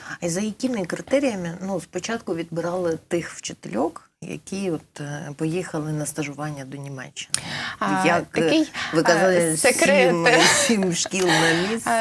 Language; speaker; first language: Ukrainian; native; Ukrainian